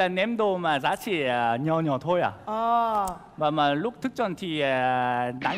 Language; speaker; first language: Vietnamese; non-native, fluent; Korean